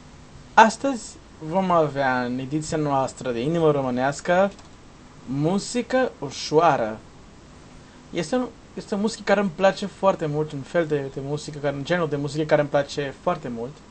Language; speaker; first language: Romanian; non-native, learner; Portuguese